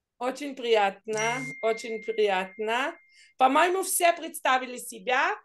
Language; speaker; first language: Russian; non-native, learner; Hebrew